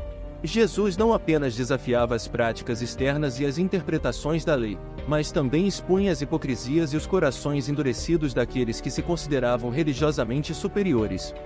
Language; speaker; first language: Portuguese; native; Portuguese